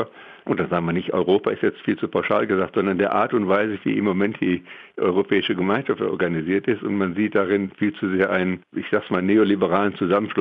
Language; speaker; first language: German; native; German